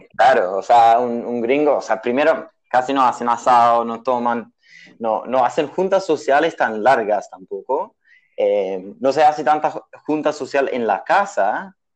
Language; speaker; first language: Spanish; non-native, fluent; English